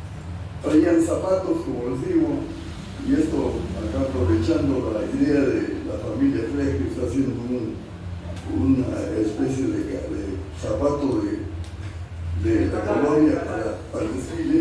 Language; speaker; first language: Spanish; native; Spanish